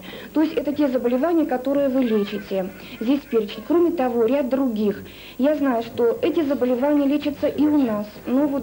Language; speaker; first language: Russian; native; Russian